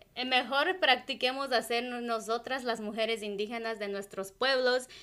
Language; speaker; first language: Spanish; non-native, local second language; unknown